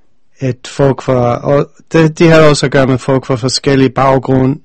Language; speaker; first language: Danish; non-native, fluent; English